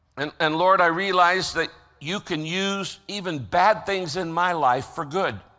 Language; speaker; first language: English; native; English